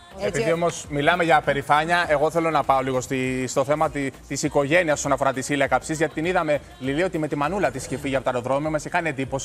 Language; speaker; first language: Greek; native; Greek